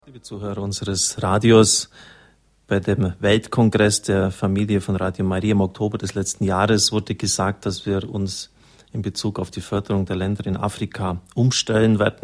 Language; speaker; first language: German; native; German